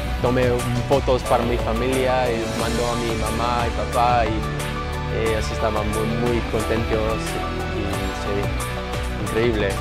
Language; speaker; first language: Spanish; early bilingual, heritage; English